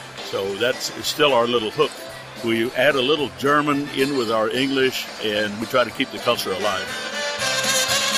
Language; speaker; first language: English; early bilingual, other home language; German